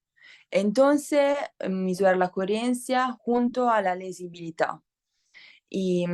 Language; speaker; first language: Spanish; non-native, learner; Italian